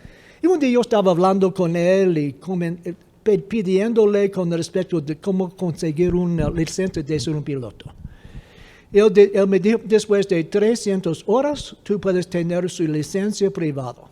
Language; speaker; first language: Spanish; non-native, fluent; English